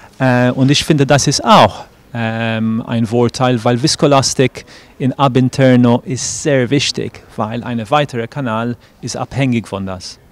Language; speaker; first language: German; non-native, fluent; English